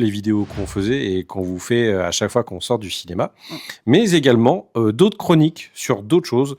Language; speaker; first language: French; native; French